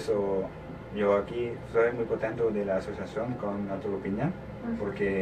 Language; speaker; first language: Spanish; non-native, learner; French